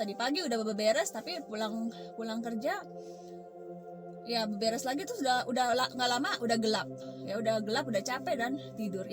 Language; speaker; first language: Indonesian; native; Indonesian